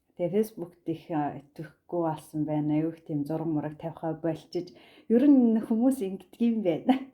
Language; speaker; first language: Mongolian; native; Mongolian